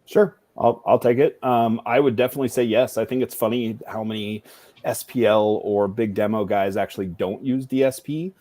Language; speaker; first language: English; native; English